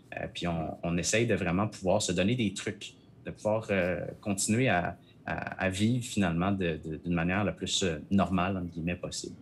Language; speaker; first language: French; native; French